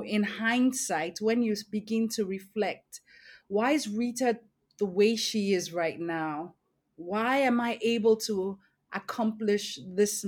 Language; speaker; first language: English; non-native, local second language; Esan